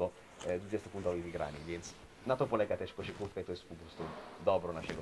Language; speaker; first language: Polish; non-native, fluent; Italian